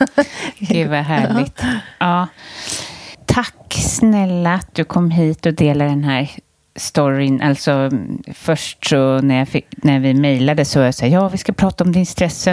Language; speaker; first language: Swedish; native; Swedish